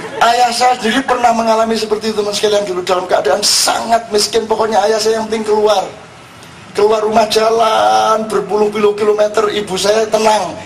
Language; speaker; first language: Indonesian; non-native, local second language; Javanese